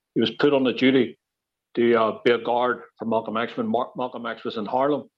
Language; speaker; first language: English; native; English